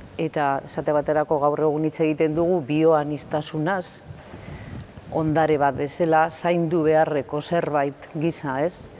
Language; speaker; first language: Basque; native; Basque